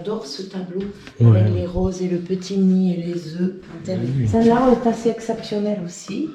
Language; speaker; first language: French; native; French